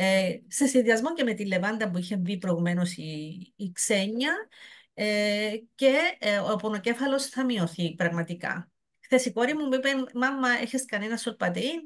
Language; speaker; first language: Greek; native; Greek